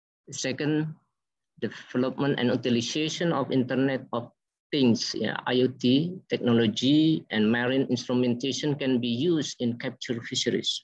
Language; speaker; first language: English; non-native, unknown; Indonesian